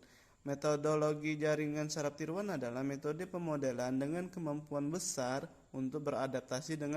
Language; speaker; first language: Indonesian; native; Indonesian